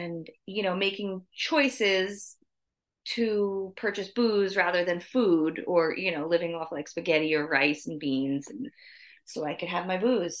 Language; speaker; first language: English; native; English